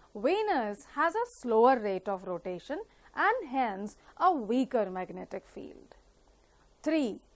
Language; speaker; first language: English; non-native, local second language; Punjabi